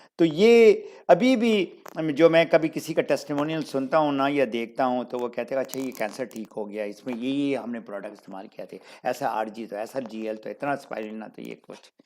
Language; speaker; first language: Urdu; native; Urdu